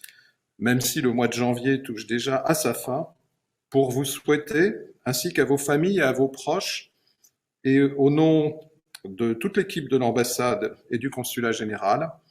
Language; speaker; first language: French; native; French